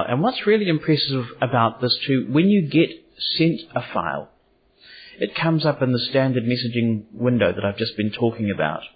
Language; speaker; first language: English; native; English